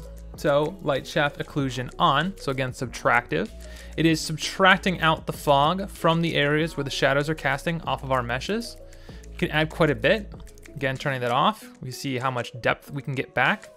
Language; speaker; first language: English; native; English